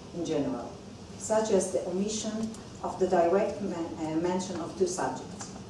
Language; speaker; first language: English; non-native, fluent; Hebrew